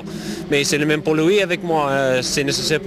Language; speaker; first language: French; non-native, fluent; English